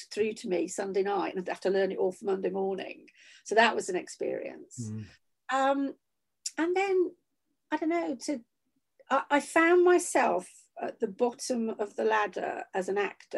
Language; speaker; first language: English; native; English